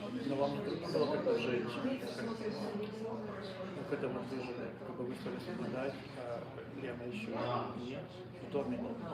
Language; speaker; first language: Russian; native; Russian